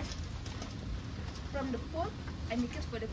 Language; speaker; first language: English; non-native, learner; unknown